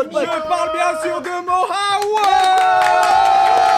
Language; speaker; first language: French; native; French